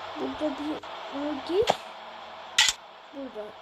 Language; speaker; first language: Turkish; early bilingual, heritage; Turkish